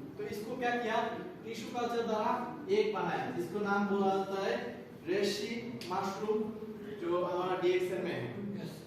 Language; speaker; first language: Hindi; non-native, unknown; Bangla